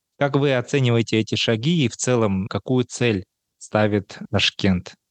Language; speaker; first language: Russian; non-native, local second language; Kazakh